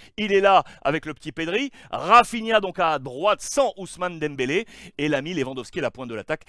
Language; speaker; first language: French; native; French